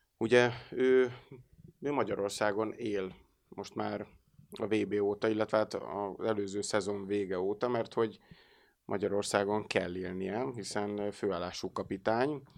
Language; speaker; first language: Hungarian; native; Hungarian